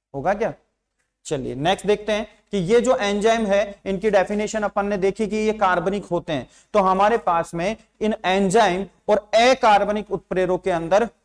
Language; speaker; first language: Hindi; native; Hindi